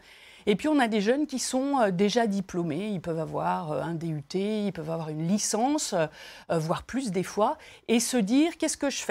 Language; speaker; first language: French; native; French